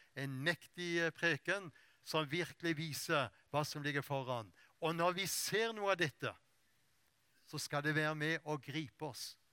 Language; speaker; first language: Norwegian; native; Norwegian